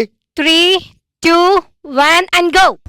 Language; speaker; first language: Telugu; native; Telugu